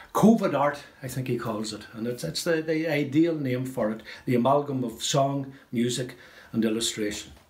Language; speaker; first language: English; native; English